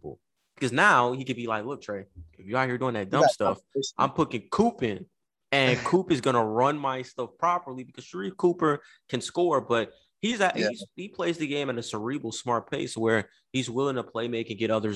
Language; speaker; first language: English; native; English